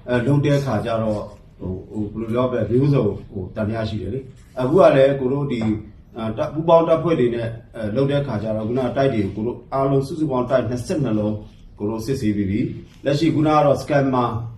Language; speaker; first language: Burmese; non-native, local second language; S'gaw Karen